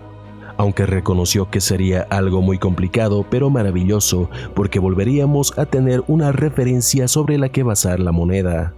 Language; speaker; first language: Spanish; native; Spanish